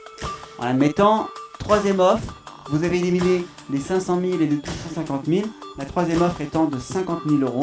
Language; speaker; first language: French; native; French